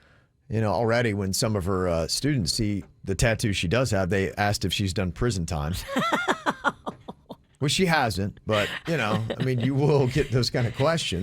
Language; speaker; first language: English; native; English